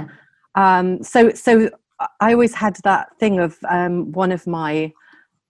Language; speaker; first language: English; native; English